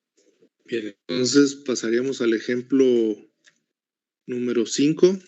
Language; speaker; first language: Spanish; native; Spanish